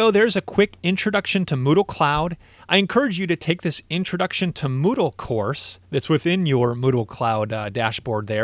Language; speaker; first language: English; native; English